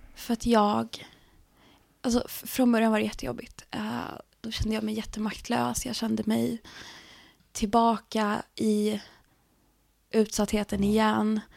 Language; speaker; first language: Swedish; native; Swedish